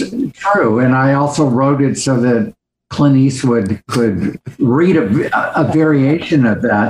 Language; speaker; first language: English; native; English